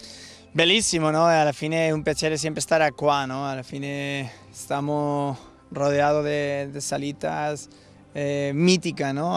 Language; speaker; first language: Italian; non-native, learner; Spanish